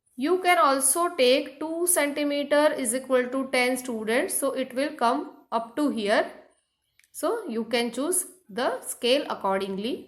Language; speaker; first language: English; non-native, local second language; Hindi